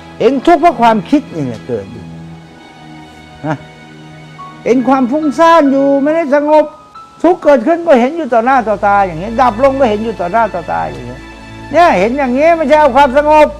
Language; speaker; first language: Thai; native; Thai